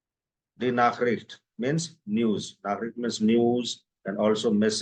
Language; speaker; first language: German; non-native, fluent; Hindi